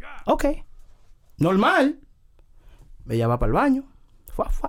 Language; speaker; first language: Spanish; early bilingual, heritage; Spanish